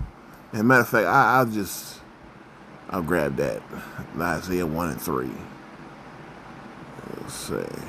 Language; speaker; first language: English; native; English